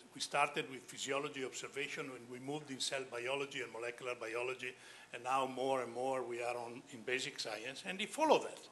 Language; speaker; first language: English; non-native, fluent; Italian